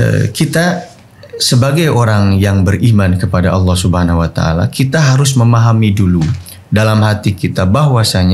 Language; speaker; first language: Indonesian; native; Indonesian